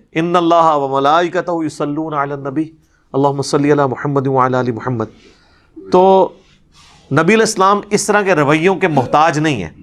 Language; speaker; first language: Urdu; non-native, local second language; Punjabi